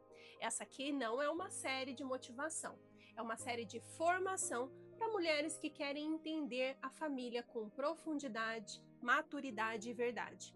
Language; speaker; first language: Portuguese; native; Portuguese